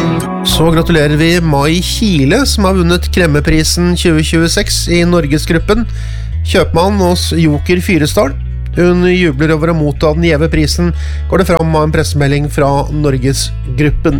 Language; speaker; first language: Norwegian; native; Norwegian